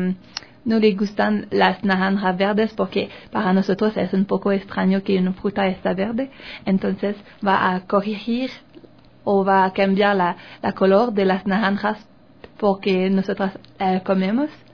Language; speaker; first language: Spanish; non-native, learner; French